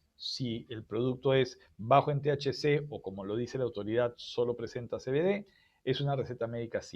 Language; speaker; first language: Spanish; native; Spanish